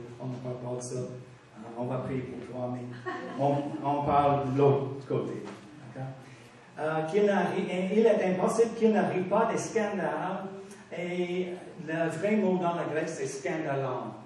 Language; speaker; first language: French; non-native, fluent; English